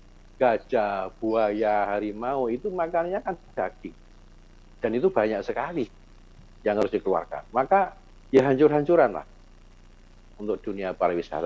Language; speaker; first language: Indonesian; native; Indonesian